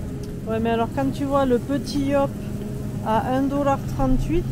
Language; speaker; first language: French; native; French